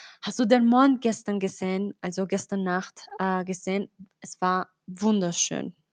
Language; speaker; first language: German; non-native, learner; Spanish